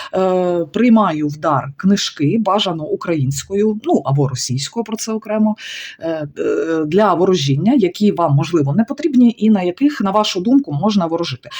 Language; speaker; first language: Ukrainian; non-native, local second language; Russian